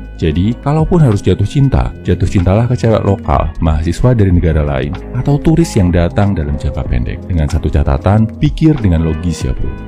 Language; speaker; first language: Indonesian; native; Indonesian